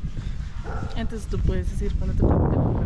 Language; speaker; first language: Spanish; native; Spanish